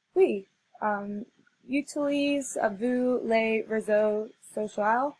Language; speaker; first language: French; non-native, learner; English